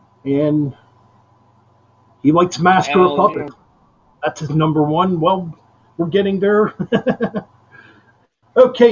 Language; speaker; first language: English; native; English